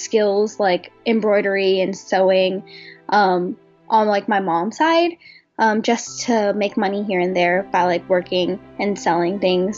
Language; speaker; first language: English; native; English